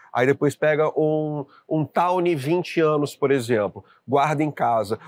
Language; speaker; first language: Portuguese; native; Portuguese